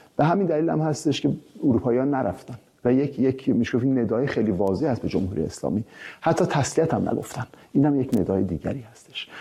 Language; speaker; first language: Persian; early bilingual, heritage; Persian